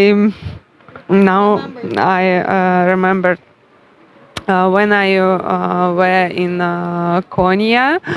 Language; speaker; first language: English; non-native, learner; Russian